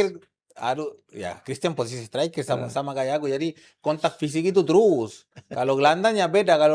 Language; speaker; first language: Indonesian; non-native, fluent; Spanish